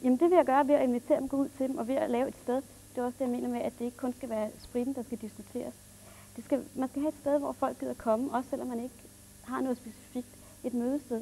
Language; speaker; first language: Danish; native; Danish